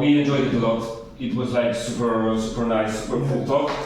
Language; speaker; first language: English; non-native, fluent; Polish